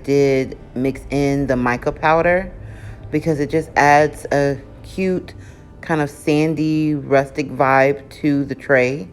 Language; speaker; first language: English; native; English